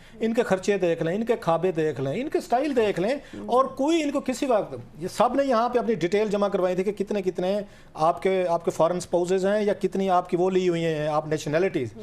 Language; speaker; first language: Urdu; non-native, local second language; Saraiki